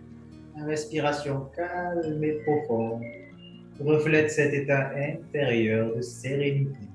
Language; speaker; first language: French; native; French